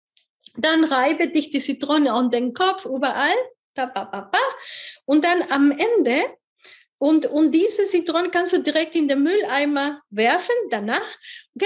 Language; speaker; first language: German; non-native, fluent; Spanish